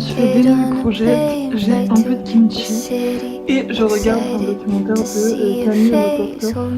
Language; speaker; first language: French; native; French